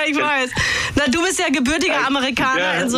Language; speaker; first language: German; native; German